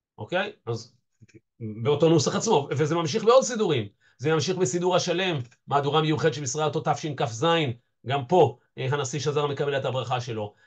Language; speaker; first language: Hebrew; native; Hebrew